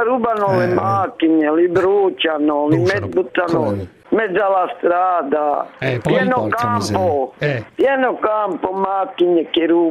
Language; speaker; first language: Italian; non-native, fluent; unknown